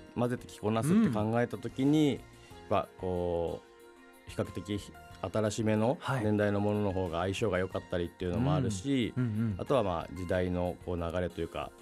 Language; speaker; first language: Japanese; native; Japanese